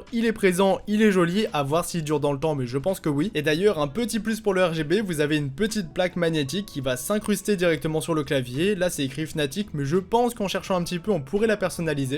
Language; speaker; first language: French; native; French